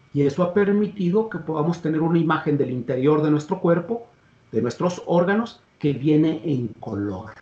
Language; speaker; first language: Spanish; native; Spanish